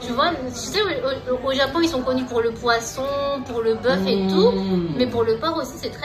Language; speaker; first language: French; native; French